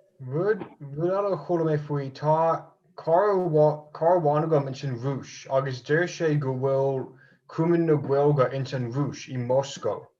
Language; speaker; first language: Irish; non-native, fluent; English